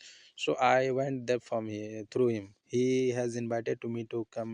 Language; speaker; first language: English; non-native, learner; Hindi